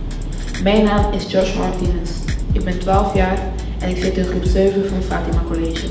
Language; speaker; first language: Dutch; non-native, local second language; Papiamento